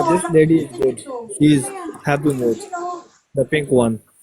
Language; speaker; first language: English; non-native, learner; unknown